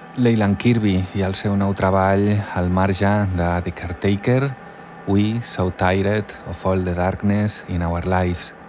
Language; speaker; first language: Catalan; native; Catalan